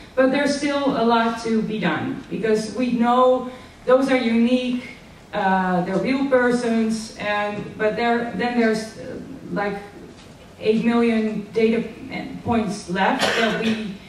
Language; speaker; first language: English; non-native, fluent; Dutch